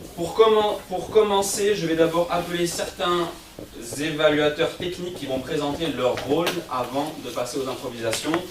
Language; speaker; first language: French; native; French